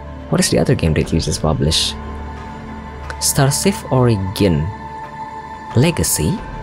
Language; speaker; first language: English; non-native, fluent; Indonesian